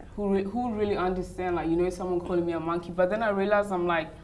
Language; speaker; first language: English; native; English